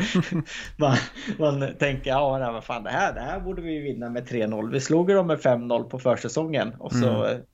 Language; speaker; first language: Swedish; native; Swedish